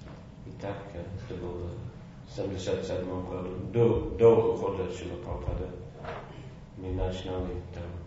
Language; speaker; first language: Russian; non-native, fluent; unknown